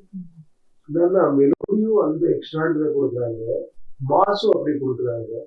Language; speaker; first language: Tamil; non-native, learner; Kannada